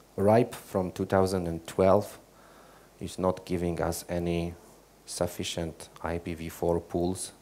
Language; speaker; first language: English; non-native, fluent; Polish